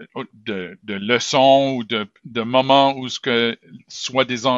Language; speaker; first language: French; native; French